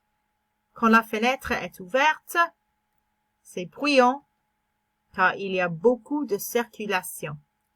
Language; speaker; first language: French; non-native, fluent; English